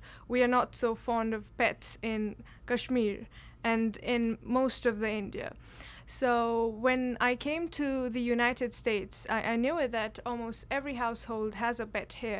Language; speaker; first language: English; non-native, local second language; Kashmiri